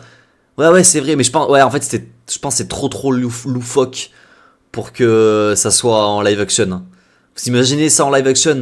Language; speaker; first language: French; native; French